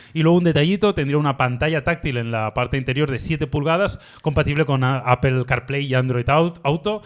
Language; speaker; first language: Spanish; native; Spanish